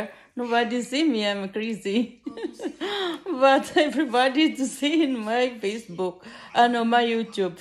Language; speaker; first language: English; non-native, learner; Filipino